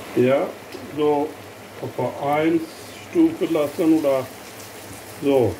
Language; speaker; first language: German; non-native, fluent; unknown